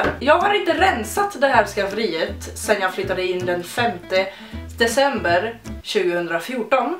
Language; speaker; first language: Swedish; native; Swedish